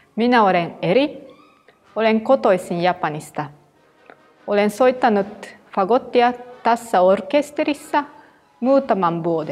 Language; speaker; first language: Finnish; non-native, learner; Japanese